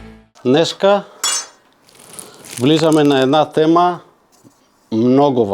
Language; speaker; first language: Bulgarian; non-native, fluent; Macedonian